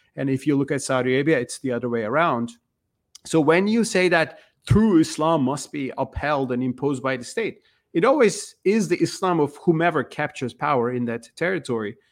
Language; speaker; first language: English; non-native, fluent; Turkish